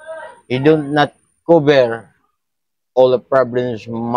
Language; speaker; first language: English; non-native, learner; Filipino